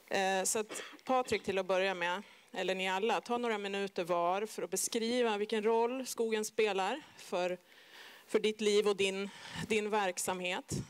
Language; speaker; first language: Swedish; native; Swedish